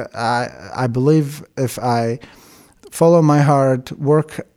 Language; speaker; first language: English; non-native, fluent; Syriac